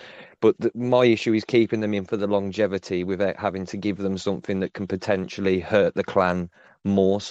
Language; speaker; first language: English; native; English